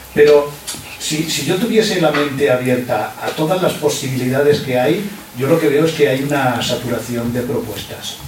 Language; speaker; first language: Spanish; native; Spanish